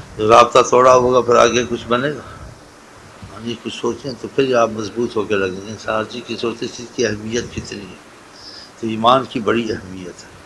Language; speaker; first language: Urdu; non-native, local second language; Saraiki